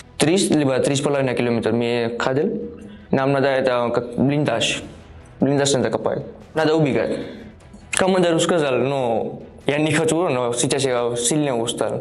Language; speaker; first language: Russian; non-native, learner; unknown